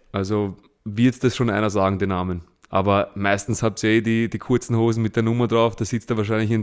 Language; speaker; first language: German; early bilingual, other home language; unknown